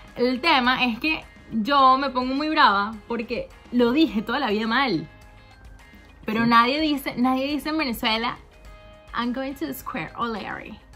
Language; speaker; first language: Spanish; native; Spanish